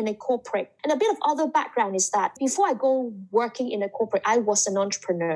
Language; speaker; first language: English; non-native, local second language; Cantonese